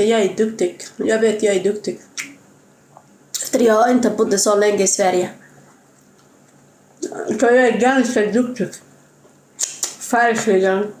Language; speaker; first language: Swedish; non-native, learner; Somali